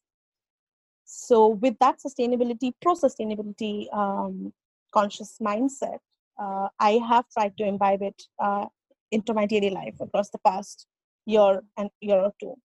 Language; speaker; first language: English; non-native, local second language; Bangla